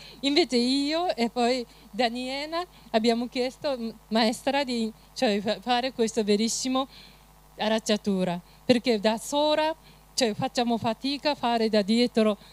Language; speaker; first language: Italian; non-native, fluent; Japanese